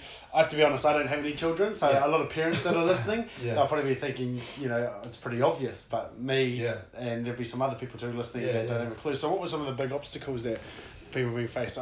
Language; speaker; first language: English; native; English